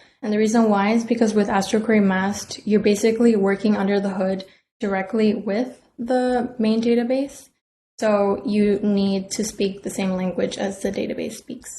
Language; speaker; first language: English; native; English